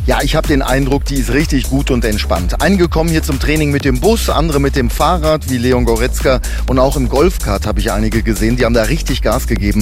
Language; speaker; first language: German; native; German